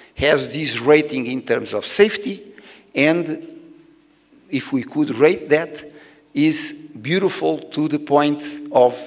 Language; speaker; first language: English; non-native, fluent; Portuguese